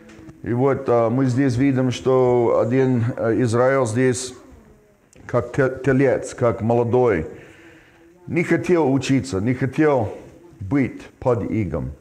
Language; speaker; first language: Russian; non-native, fluent; English